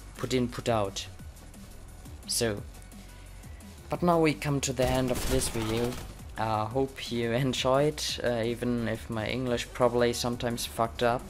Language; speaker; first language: English; non-native, fluent; Swiss German